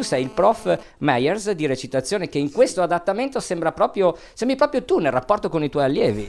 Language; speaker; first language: Italian; native; Italian